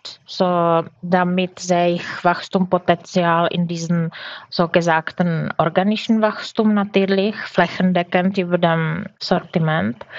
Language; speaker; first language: German; non-native, fluent; Czech